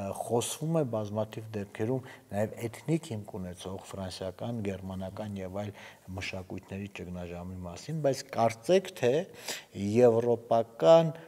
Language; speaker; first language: Armenian; native; Armenian